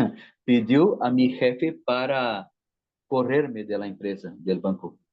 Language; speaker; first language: Spanish; non-native, fluent; Portuguese